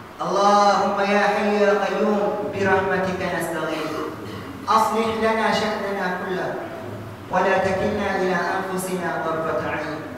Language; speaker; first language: Arabic; non-native, fluent; Fula